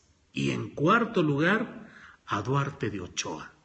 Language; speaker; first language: Spanish; native; Spanish